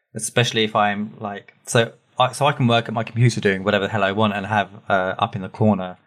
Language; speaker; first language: English; native; English